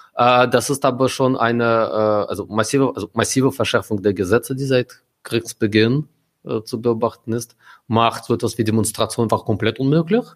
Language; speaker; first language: German; non-native, fluent; Russian